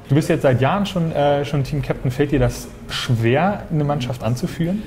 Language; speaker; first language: German; native; German